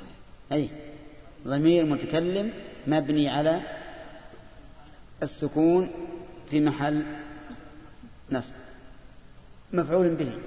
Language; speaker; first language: Arabic; native; Arabic